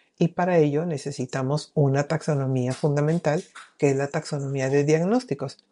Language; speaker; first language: Spanish; native; Spanish